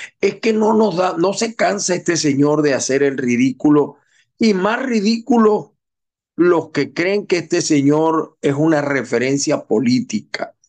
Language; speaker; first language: Spanish; native; Spanish